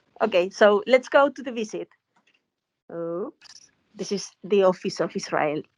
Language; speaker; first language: English; non-native, fluent; Spanish